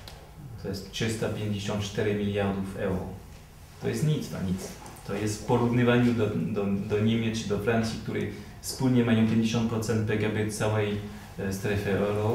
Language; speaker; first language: Polish; non-native, fluent; French